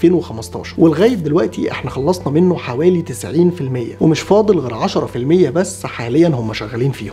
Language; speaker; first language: Arabic; native; Arabic